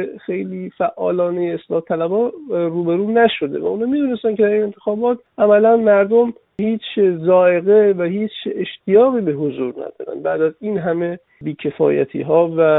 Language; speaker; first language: Persian; native; Persian